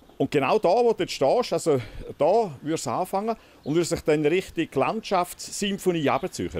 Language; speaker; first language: German; native; German